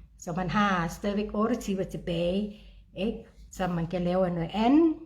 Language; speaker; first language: Danish; non-native, fluent; Filipino